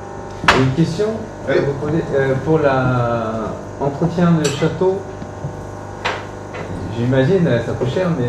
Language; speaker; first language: French; non-native, learner; Korean